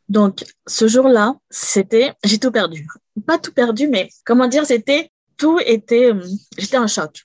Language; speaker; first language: French; native; French